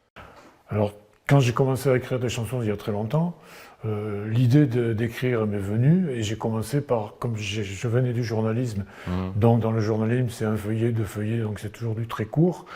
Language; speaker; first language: French; native; French